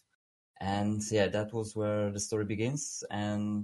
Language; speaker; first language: English; non-native, fluent; Polish